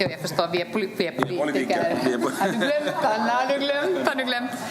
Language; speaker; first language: Swedish; native; Swedish